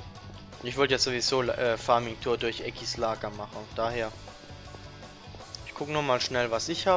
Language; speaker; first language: German; native; German